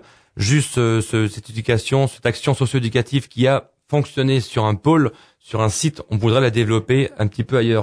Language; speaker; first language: French; native; French